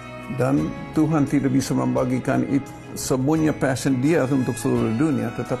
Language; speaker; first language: Indonesian; non-native, fluent; English